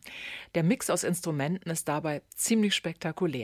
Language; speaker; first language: German; native; German